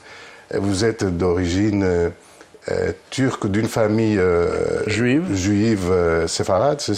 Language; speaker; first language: French; non-native, fluent; Greek